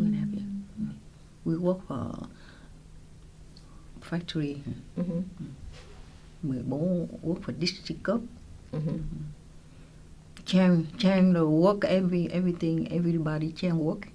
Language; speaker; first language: English; non-native, local second language; Vietnamese